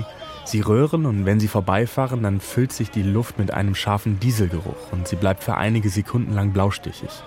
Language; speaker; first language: German; native; German